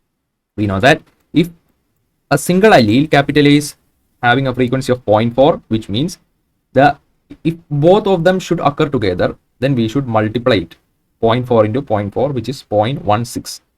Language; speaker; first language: English; non-native, local second language; Malayalam